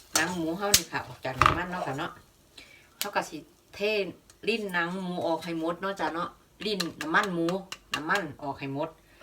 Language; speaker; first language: Thai; non-native, local second language; Northeastern Thai